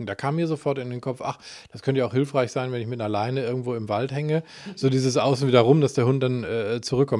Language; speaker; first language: German; native; German